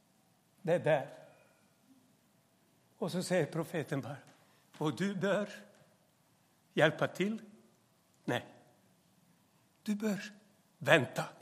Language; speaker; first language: Swedish; non-native, fluent; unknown